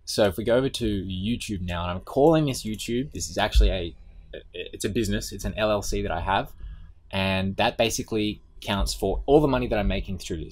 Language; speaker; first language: English; native; English